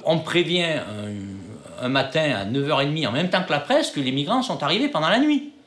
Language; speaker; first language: French; native; French